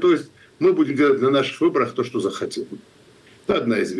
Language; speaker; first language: Russian; non-native, fluent; Georgian